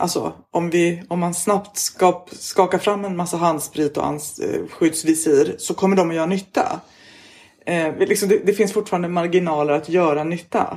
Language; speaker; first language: Swedish; native; Swedish